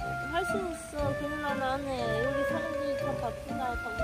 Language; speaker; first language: Korean; non-native, learner; Dutch